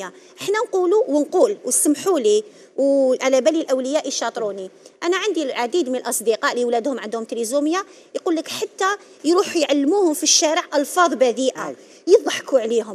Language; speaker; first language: Arabic; native; Arabic